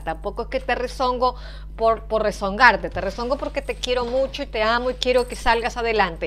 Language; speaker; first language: Spanish; native; Spanish